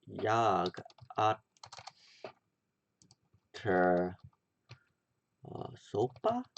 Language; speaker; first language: Swedish; non-native, learner; English